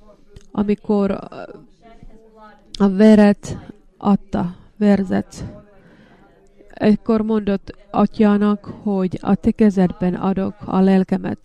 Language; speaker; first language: Hungarian; non-native, learner; Finnish